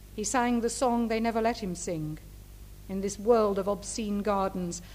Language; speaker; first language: English; native; English